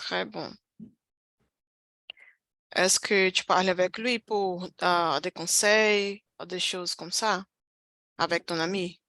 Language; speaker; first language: French; non-native, fluent; Portuguese